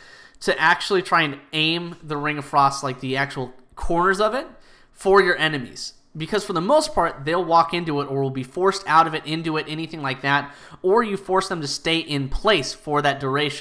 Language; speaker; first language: English; native; English